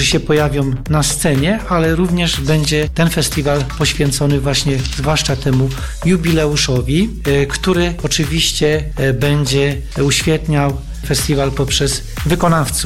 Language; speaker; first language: Polish; native; Polish